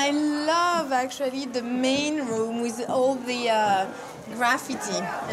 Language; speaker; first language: English; non-native, fluent; French